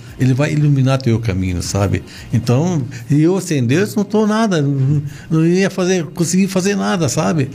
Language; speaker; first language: Portuguese; non-native, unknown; Arabic